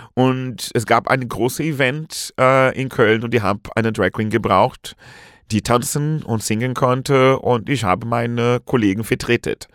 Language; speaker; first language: German; non-native, fluent; Portuguese